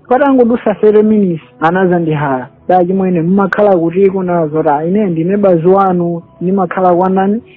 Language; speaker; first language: Nyanja; native; Nyanja